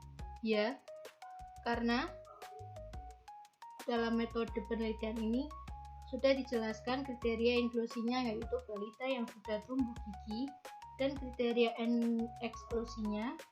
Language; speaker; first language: Indonesian; native; Indonesian